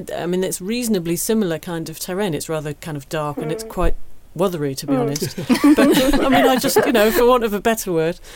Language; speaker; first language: English; native; English